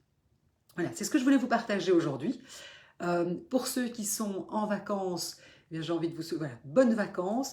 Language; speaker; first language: French; native; French